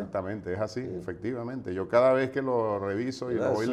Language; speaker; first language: Spanish; native; Spanish